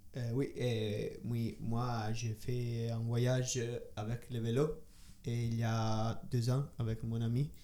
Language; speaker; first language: French; non-native, learner; Italian